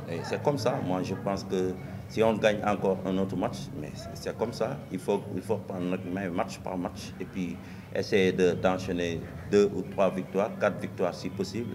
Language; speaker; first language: French; non-native, local second language; Wolof